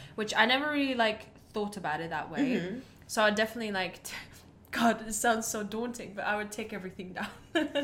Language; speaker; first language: English; non-native, fluent; Latvian